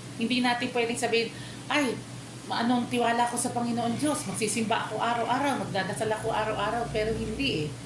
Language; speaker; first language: Filipino; native; Filipino